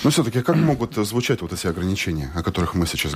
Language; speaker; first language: Russian; native; Russian